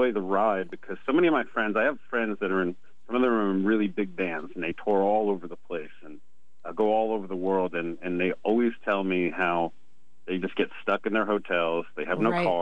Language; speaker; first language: English; native; English